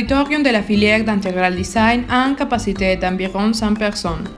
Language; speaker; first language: French; non-native, learner; Spanish